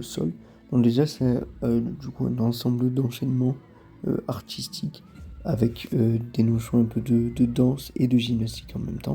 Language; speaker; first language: French; native; French